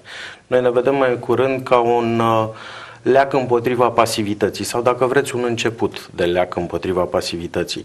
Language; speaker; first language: Romanian; native; Romanian